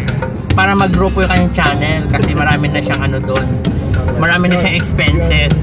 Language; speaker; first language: Filipino; native; Filipino